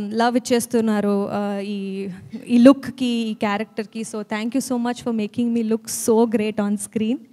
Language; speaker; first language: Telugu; non-native, learner; Kannada